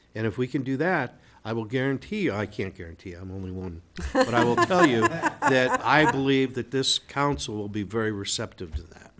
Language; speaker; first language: English; native; English